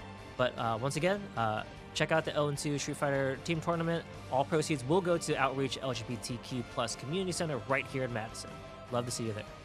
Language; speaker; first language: English; native; English